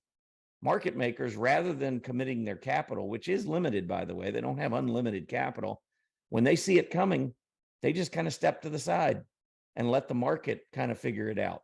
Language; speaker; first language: English; native; English